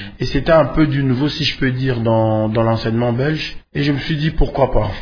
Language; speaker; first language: French; non-native, local second language; Lingala